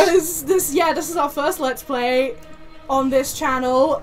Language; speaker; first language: English; native; English